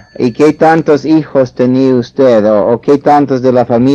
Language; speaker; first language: Spanish; non-native, fluent; English